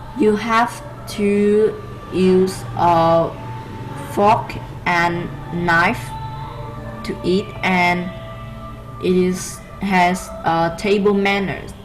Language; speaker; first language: English; non-native, learner; Vietnamese